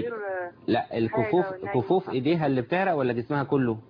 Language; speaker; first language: Arabic; native; Arabic